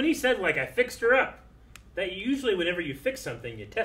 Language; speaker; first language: English; native; English